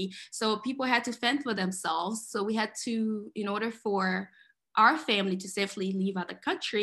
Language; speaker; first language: English; non-native, fluent; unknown